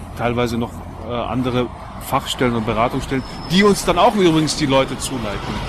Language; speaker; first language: German; early bilingual, other home language; Turkish